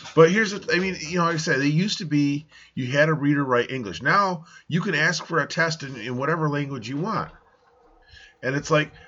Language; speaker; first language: English; early bilingual, other home language; Italian